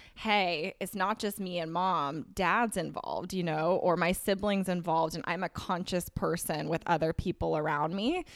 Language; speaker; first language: English; native; English